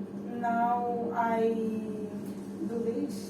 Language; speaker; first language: English; non-native, learner; Greek